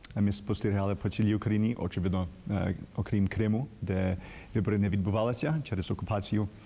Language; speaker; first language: Ukrainian; early bilingual, heritage; Ukrainian